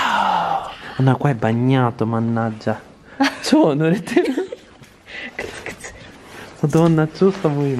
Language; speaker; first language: Italian; native; Italian